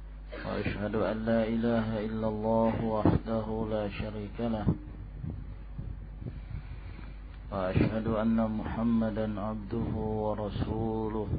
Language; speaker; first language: Arabic; non-native, fluent; Indonesian